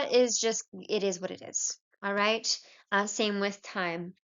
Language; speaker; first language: English; native; English